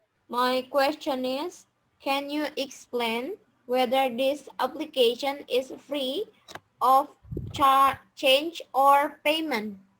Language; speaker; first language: English; non-native, learner; Indonesian